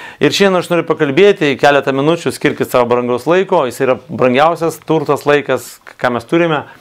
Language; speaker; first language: Lithuanian; non-native, local second language; Russian